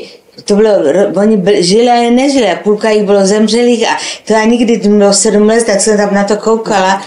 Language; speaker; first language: Czech; non-native, local second language; Slovak